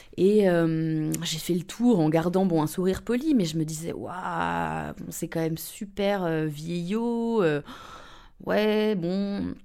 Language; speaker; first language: French; native; French